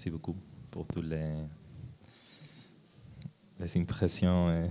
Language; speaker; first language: French; non-native, learner; Spanish